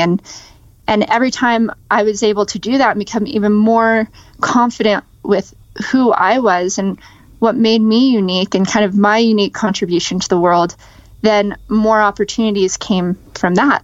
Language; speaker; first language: English; native; English